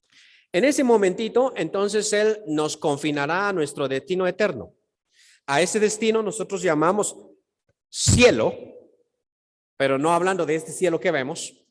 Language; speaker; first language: Spanish; native; Spanish